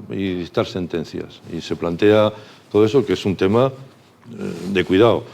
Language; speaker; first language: Spanish; native; Spanish